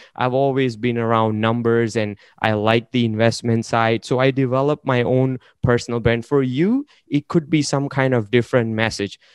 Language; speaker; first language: English; non-native, local second language; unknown